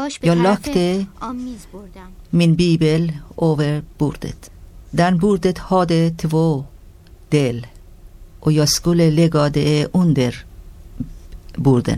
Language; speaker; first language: Swedish; non-native, learner; Persian